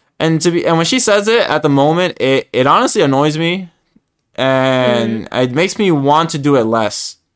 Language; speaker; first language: English; early bilingual, other home language; Spanish